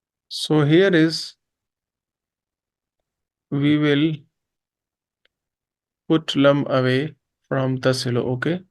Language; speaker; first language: English; non-native, local second language; Urdu